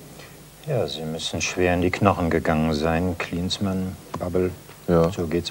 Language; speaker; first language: German; native; German